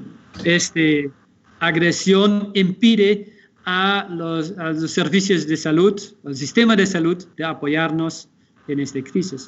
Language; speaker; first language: Spanish; non-native, fluent; Dutch